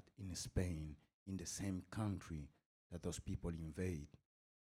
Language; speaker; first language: English; non-native, fluent; Spanish